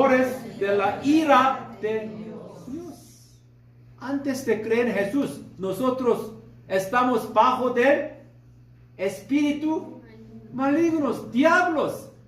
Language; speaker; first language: Spanish; non-native, fluent; Korean